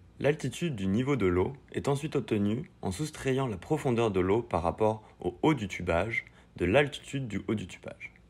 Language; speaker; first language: French; native; French